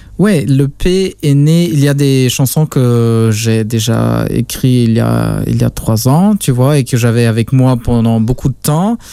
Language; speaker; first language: French; non-native, local second language; Luxembourgish